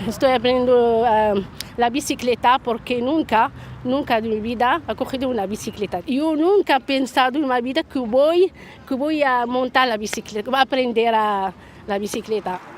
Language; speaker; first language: Spanish; non-native, learner; Arabic